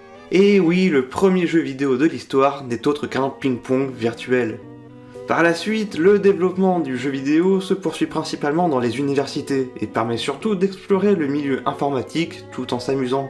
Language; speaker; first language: French; native; French